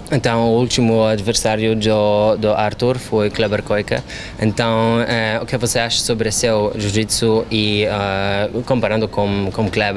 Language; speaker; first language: Portuguese; non-native, fluent; Polish